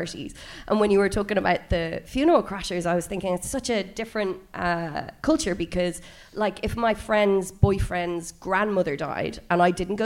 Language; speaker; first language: English; native; English